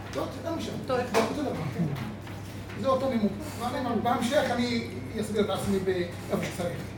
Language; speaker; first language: Hebrew; non-native, local second language; Arabic